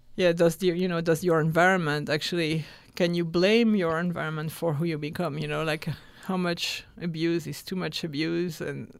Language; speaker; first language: English; non-native, fluent; French